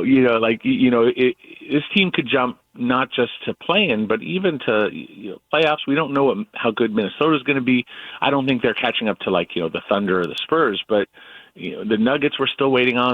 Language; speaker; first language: English; native; English